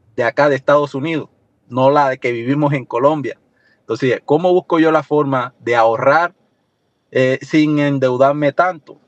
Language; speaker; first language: Spanish; native; Spanish